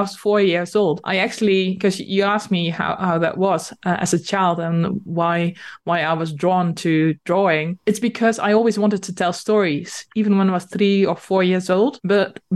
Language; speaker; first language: English; non-native, fluent; Dutch